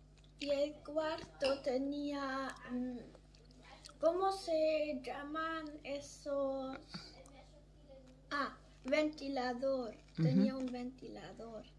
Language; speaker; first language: Spanish; early bilingual, heritage; German